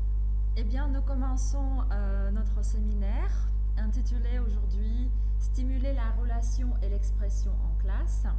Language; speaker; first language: French; non-native, fluent; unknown